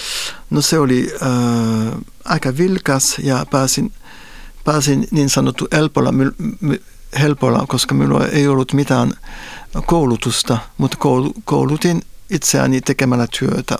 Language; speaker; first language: Finnish; non-native, fluent; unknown